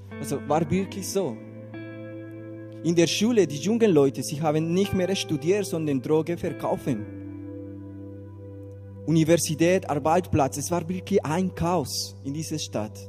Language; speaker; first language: German; non-native, learner; Spanish